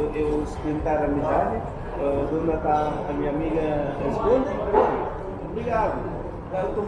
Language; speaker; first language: Portuguese; non-native, learner; Filipino